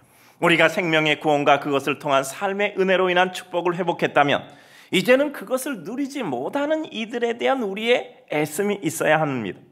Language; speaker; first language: Korean; native; Korean